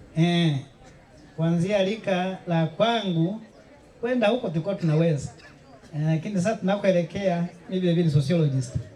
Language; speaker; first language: Swahili; native; Swahili